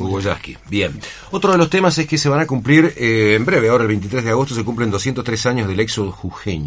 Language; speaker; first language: Spanish; native; Spanish